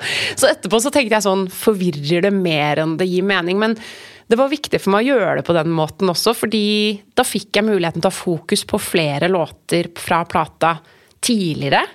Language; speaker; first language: Norwegian; native; Norwegian